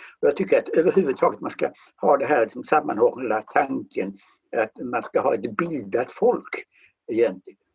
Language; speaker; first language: Swedish; native; Swedish